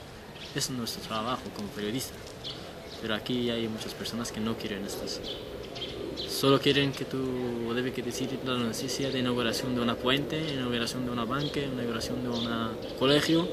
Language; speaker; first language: Spanish; non-native, learner; Persian